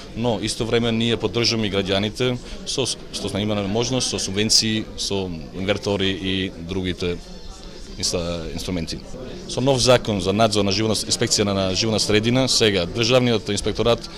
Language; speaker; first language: Macedonian; non-native, local second language; Albanian